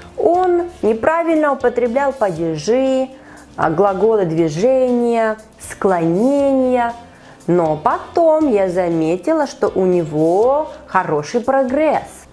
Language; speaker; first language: Russian; native; Russian